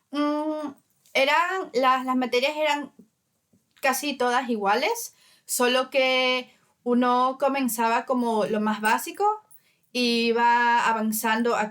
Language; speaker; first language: Spanish; early bilingual, heritage; Spanish